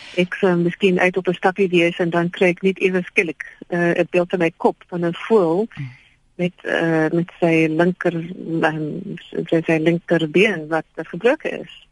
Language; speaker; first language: Afrikaans; non-native, local second language; English